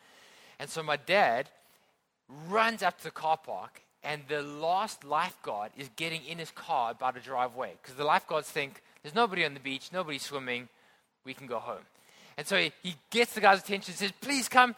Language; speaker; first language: English; native; English